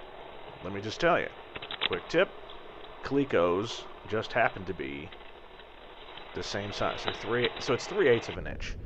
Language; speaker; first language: English; native; English